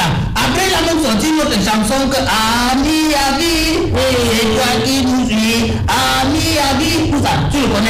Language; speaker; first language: French; native; French